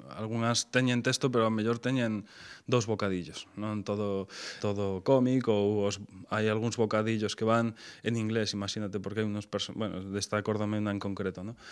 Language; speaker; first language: Galician; non-native, local second language; Spanish